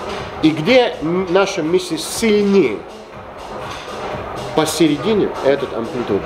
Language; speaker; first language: Russian; non-native, fluent; Greek